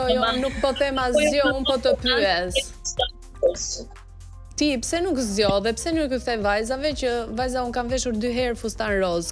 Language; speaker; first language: Albanian; native; Albanian